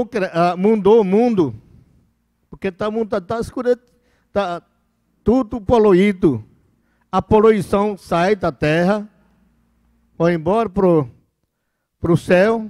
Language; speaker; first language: Portuguese; non-native, local second language; Yanomámi